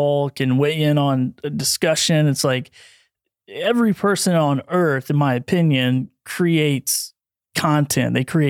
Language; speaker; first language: English; native; English